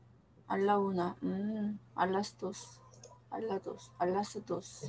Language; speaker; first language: Spanish; non-native, learner; Korean